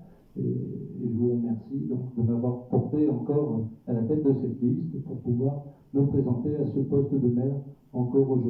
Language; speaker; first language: French; native; French